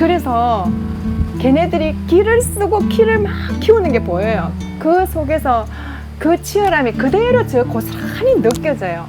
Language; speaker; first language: Korean; native; Korean